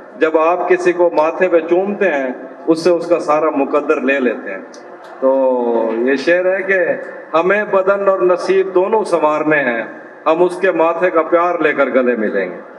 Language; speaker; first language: Urdu; non-native, local second language; Saraiki